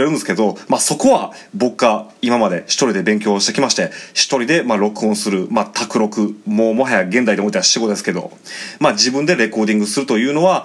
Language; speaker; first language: Japanese; native; Japanese